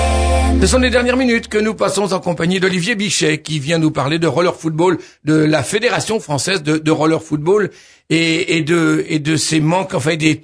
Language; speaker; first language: French; native; French